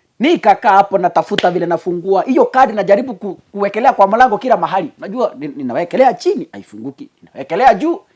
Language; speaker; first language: Swahili; non-native, local second language; Gusii